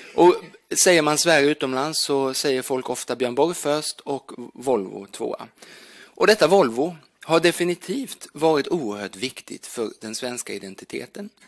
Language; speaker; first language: Swedish; native; Swedish